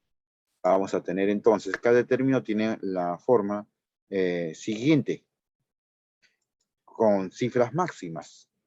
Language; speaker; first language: Spanish; native; Spanish